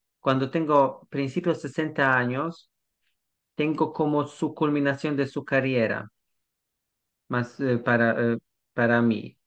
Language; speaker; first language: Spanish; non-native, learner; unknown